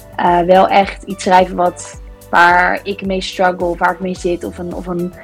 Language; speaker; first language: Dutch; early bilingual, other home language; English